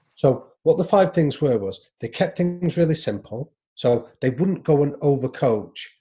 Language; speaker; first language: English; native; English